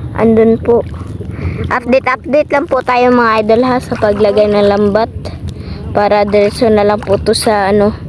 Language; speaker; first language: Filipino; non-native, local second language; Cebuano